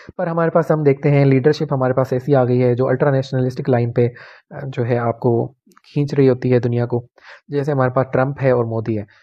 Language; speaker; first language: Urdu; non-native, local second language; Punjabi